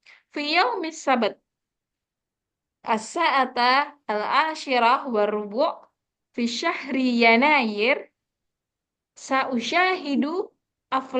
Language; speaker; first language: Arabic; non-native, fluent; Indonesian